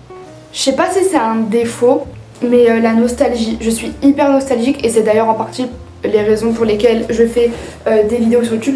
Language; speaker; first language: French; native; French